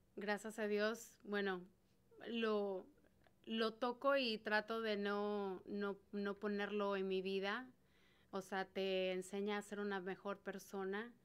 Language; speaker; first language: Spanish; native; Spanish